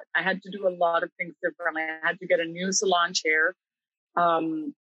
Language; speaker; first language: English; early bilingual, other home language; Spanish